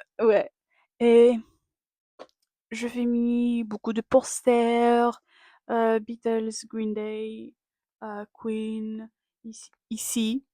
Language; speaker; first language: French; non-native, learner; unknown